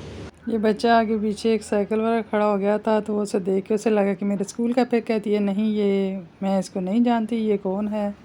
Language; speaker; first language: Hindi; native; Hindi